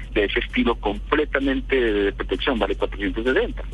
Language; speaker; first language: Spanish; native; Spanish